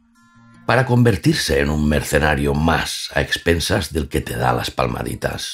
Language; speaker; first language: Spanish; native; Spanish